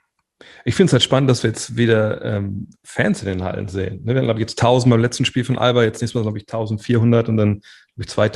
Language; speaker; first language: German; native; German